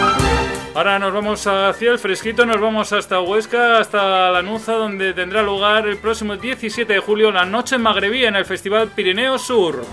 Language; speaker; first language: Spanish; native; Spanish